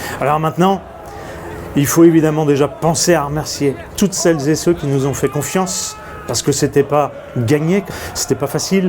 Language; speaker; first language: French; native; French